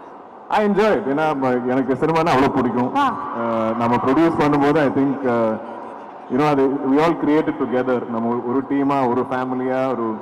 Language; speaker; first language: Tamil; non-native, local second language; Malayalam